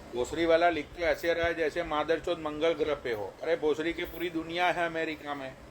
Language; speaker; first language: Hindi; native; Hindi